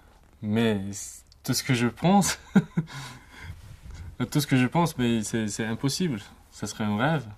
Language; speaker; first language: French; non-native, fluent; Uzbek